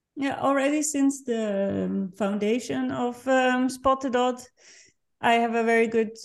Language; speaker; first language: English; non-native, fluent; Dutch